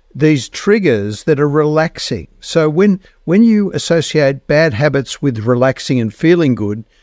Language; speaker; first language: English; native; English